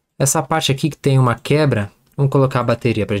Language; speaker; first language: Portuguese; native; Portuguese